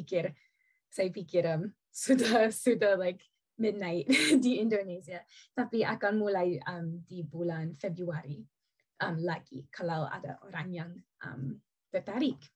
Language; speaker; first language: Indonesian; non-native, learner; English